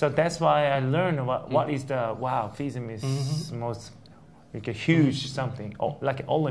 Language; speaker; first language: English; non-native, learner; Korean